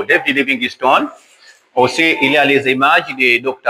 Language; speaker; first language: French; non-native, learner; Swahili